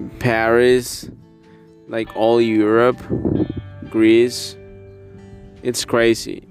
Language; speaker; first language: English; non-native, learner; Spanish